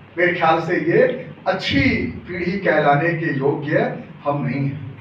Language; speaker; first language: Hindi; non-native, local second language; Awadhi